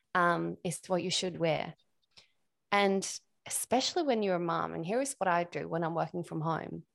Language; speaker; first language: English; non-native, fluent; Swedish